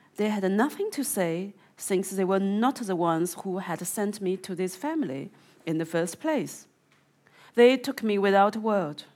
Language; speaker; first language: English; non-native, fluent; Chinese